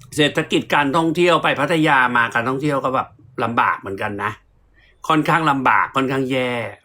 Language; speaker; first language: Thai; native; Thai